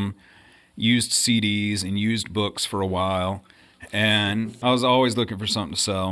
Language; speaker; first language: English; native; English